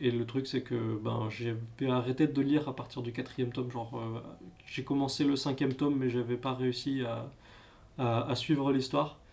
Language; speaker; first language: French; native; French